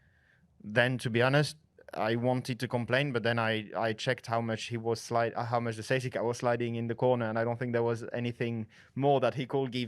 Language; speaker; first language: English; non-native, fluent; French